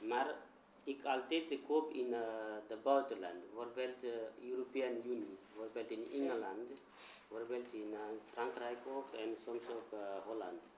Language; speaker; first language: Dutch; non-native, learner; Nepali